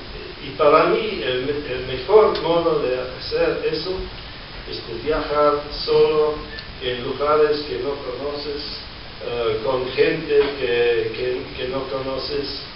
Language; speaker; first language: Spanish; non-native, learner; English